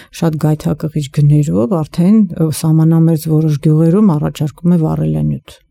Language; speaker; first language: Armenian; native; Armenian